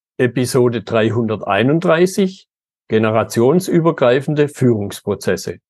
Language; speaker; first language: German; native; German